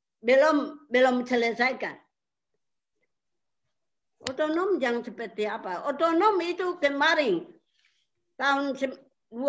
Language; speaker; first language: Indonesian; non-native, local second language; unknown